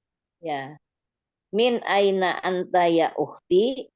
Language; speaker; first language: Arabic; non-native, learner; Indonesian